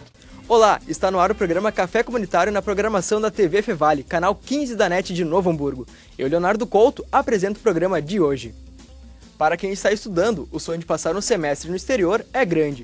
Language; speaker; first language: Portuguese; native; Portuguese